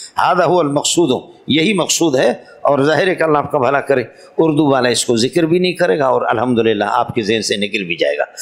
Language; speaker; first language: Urdu; non-native, local second language; Brahui